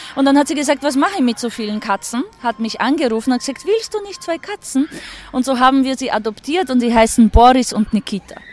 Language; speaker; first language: German; early bilingual, other home language; Polish